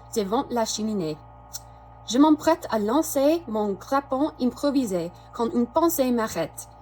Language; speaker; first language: French; non-native, fluent; English